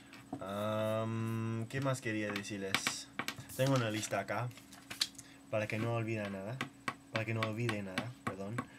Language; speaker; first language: Spanish; non-native, learner; English